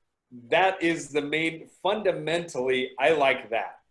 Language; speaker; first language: English; native; English